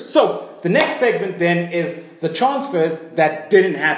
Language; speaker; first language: English; native; English